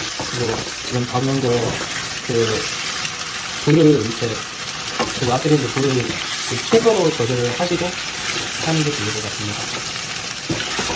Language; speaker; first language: Korean; non-native, fluent; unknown